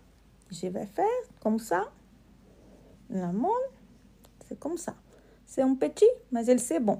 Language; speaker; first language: French; non-native, learner; Portuguese